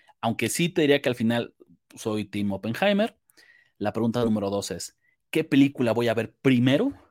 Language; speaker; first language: Spanish; native; Spanish